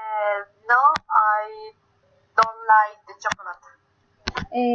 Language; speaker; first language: English; non-native, learner; Spanish